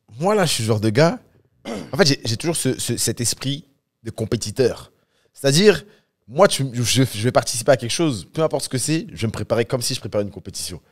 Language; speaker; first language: French; native; French